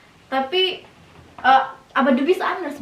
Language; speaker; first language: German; non-native, learner; Indonesian